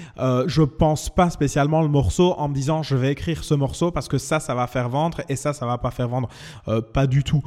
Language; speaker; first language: French; native; French